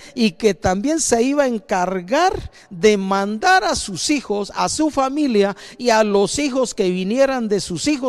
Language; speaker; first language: Spanish; native; Spanish